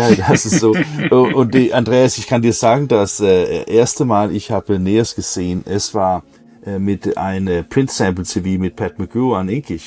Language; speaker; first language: German; non-native, learner; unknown